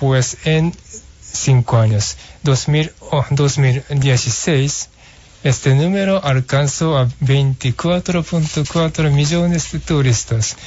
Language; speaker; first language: Spanish; non-native, fluent; Japanese